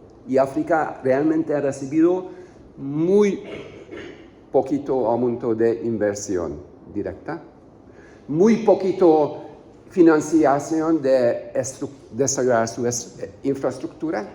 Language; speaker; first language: Spanish; non-native, learner; Hungarian